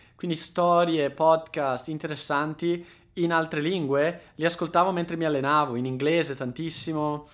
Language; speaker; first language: Italian; native; Italian